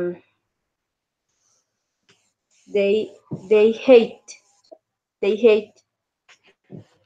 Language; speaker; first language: English; non-native, learner; Spanish